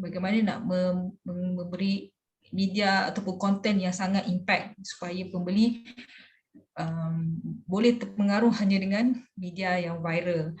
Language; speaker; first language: Malay; native; Malay